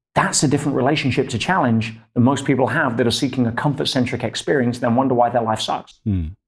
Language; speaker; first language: English; native; English